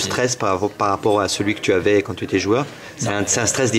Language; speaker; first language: French; native; French